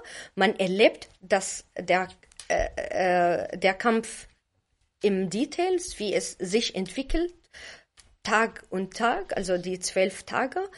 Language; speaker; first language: German; non-native, fluent; Arabic